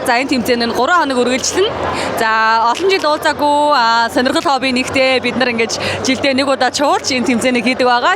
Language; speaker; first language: Mongolian; native; Mongolian